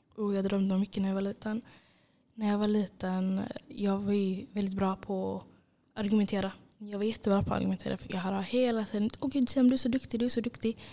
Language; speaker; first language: Swedish; early bilingual, other home language; Somali